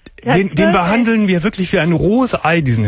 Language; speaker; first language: German; native; German